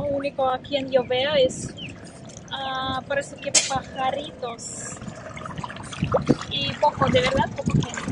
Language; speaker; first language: Spanish; non-native, learner; Russian